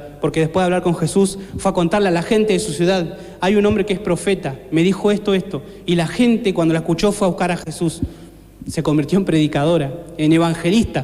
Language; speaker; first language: Spanish; native; Spanish